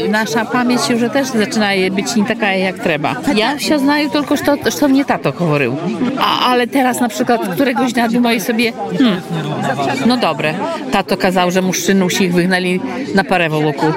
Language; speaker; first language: Polish; non-native, local second language; Belarusian